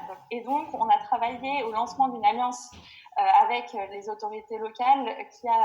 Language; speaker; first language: French; native; French